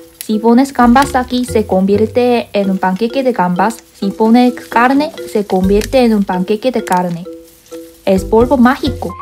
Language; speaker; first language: Spanish; non-native, learner; Korean